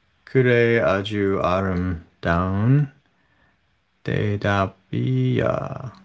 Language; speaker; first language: Korean; non-native, learner; English